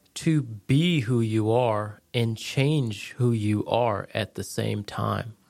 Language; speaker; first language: English; native; English